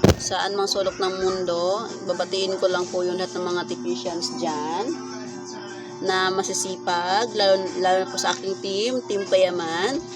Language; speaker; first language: Filipino; non-native, local second language; Cebuano